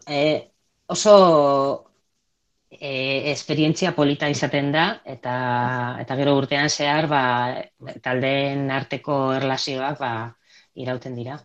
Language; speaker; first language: Basque; non-native, local second language; Spanish